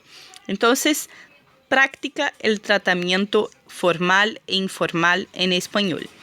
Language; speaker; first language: Spanish; non-native, fluent; Portuguese